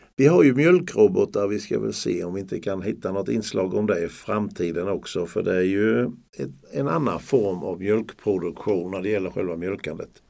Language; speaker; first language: Swedish; native; Swedish